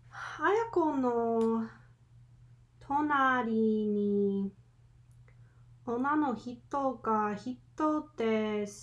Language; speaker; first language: Japanese; non-native, learner; English